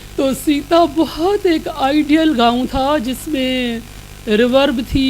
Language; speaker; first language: Urdu; non-native, local second language; Sindhi